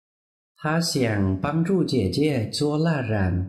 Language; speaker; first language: Chinese; non-native, fluent; Vietnamese